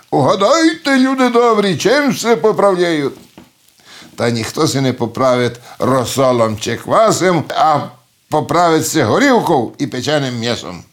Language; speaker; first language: Ukrainian; early bilingual, heritage; Ukrainian